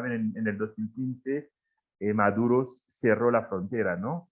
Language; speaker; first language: Spanish; non-native, fluent; Haitian Creole